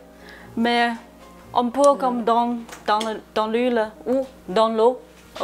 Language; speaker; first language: French; non-native, learner; Chinese